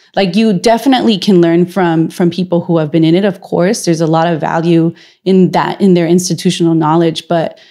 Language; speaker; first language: English; native; English